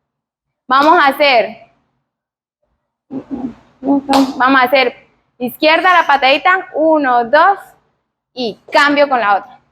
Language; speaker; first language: Spanish; native; Spanish